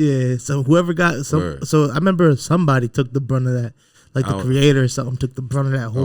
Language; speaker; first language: English; native; English